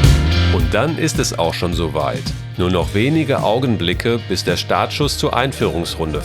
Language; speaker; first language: German; native; German